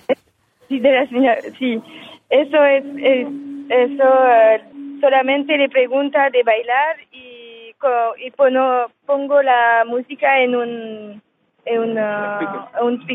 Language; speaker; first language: Spanish; non-native, learner; French